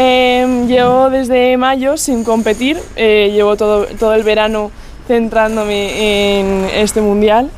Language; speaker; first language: Spanish; native; Spanish